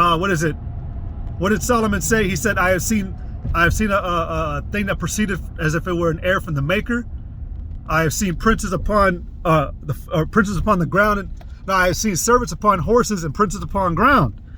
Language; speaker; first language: English; native; English